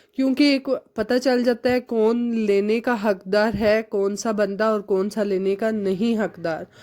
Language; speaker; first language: Urdu; non-native, local second language; Punjabi